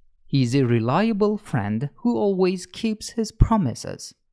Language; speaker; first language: English; non-native, fluent; Turkish